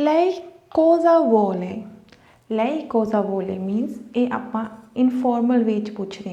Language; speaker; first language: Italian; non-native, fluent; Punjabi